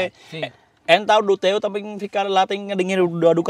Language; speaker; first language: Portuguese; non-native, learner; Vietnamese